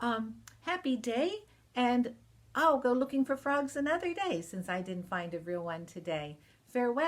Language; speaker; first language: English; native; English